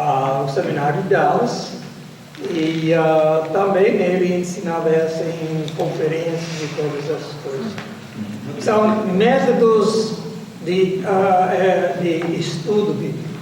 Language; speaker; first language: Portuguese; non-native, fluent; English